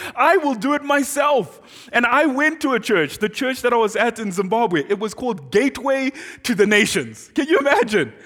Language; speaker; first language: English; non-native, local second language; Shona